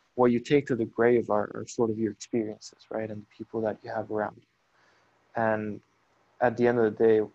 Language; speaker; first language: English; non-native, fluent; Spanish